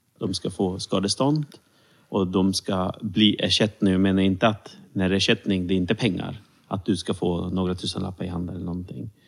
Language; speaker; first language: Swedish; early bilingual, other home language; Romany